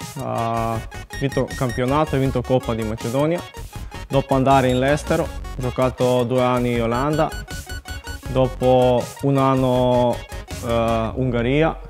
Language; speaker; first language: Italian; non-native, learner; Macedonian